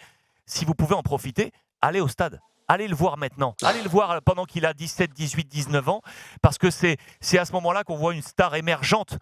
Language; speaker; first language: French; native; French